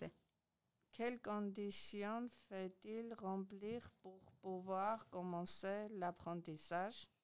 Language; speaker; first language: French; non-native, learner; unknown